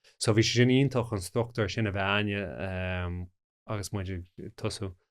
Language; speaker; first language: Irish; non-native, local second language; English